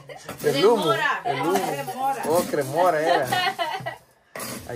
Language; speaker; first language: Spanish; native; Spanish